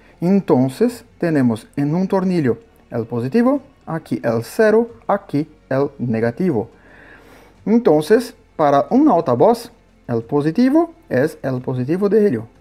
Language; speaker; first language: Spanish; non-native, learner; Portuguese